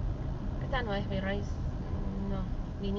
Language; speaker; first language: Spanish; native; Spanish